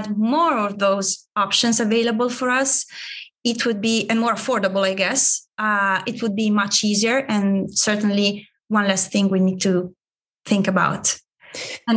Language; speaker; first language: English; non-native, fluent; Italian